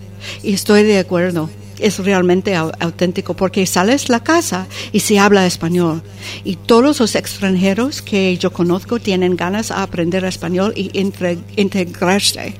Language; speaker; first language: Spanish; non-native, fluent; English